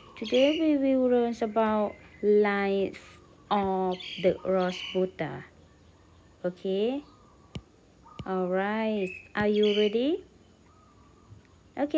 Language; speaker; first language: English; non-native, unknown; Thai